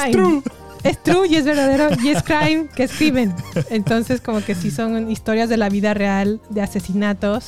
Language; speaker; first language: Spanish; native; Spanish